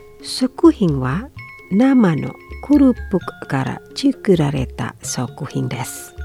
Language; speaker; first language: Japanese; non-native, fluent; Indonesian